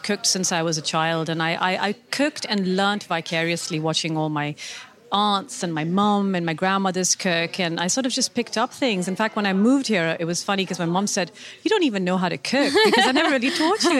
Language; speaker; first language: English; non-native, local second language; Urdu